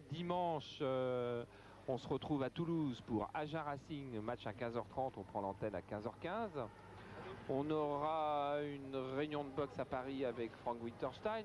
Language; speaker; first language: French; native; French